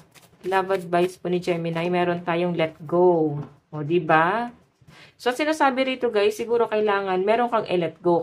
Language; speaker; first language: Filipino; native; Filipino